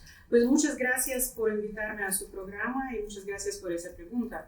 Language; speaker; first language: Spanish; non-native, fluent; Ukrainian